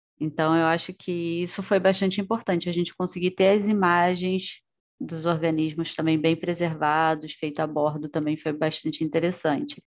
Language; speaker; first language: Portuguese; native; Portuguese